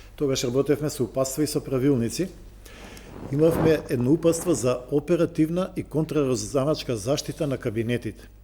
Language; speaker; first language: Macedonian; native; Macedonian